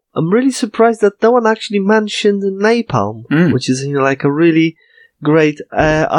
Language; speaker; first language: English; non-native, fluent; Polish